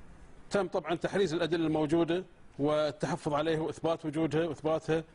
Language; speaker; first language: Arabic; native; Arabic